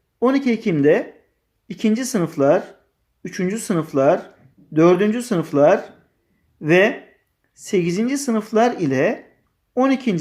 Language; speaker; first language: Turkish; native; Turkish